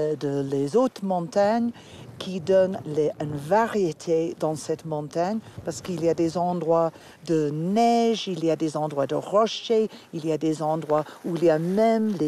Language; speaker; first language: French; non-native, fluent; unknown